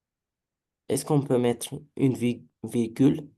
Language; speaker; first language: French; non-native, learner; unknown